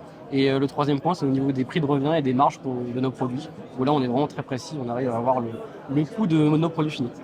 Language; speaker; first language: French; native; French